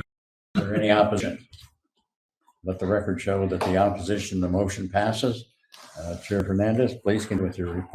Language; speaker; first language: English; native; English